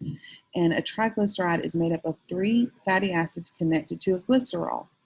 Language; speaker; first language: English; native; English